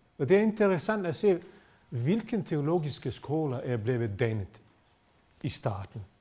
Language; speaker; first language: Danish; non-native, fluent; Bosnian